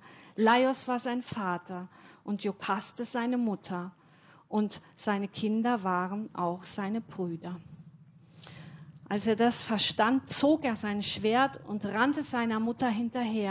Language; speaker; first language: German; native; German